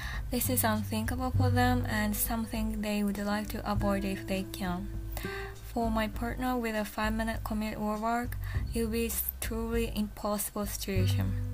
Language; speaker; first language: English; non-native, fluent; Japanese